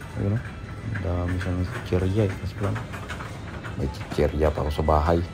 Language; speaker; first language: Filipino; non-native, local second language; Cebuano